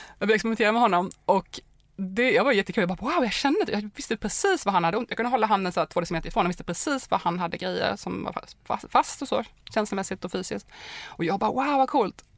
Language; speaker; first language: Swedish; native; Swedish